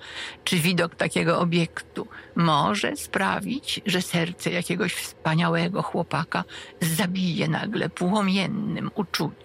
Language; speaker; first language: Polish; native; Polish